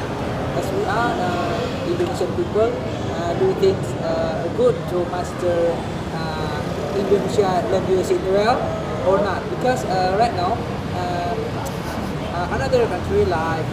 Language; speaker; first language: English; non-native, learner; Indonesian